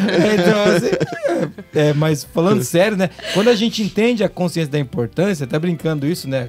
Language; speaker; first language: Portuguese; native; Portuguese